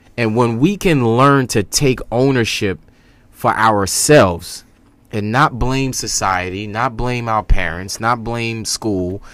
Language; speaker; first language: English; native; English